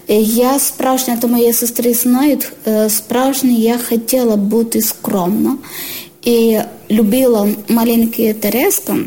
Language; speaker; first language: Ukrainian; non-native, learner; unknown